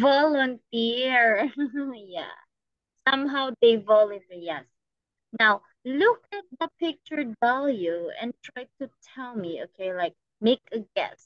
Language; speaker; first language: English; non-native, fluent; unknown